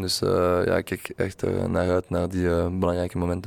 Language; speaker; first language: Dutch; non-native, local second language; French